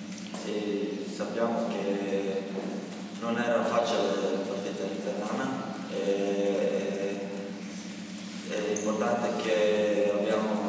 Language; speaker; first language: Italian; non-native, learner; Croatian